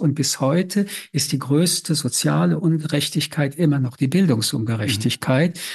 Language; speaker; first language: German; early bilingual, other home language; French